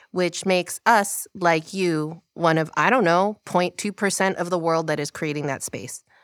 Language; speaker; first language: English; early bilingual, other home language; Korean